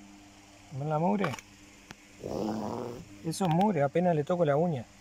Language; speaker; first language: Spanish; native; Spanish